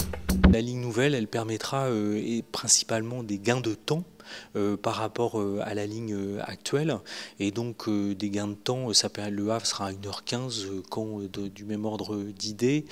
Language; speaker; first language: French; native; French